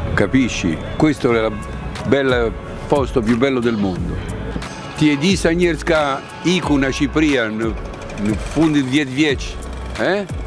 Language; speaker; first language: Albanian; non-native, learner; Italian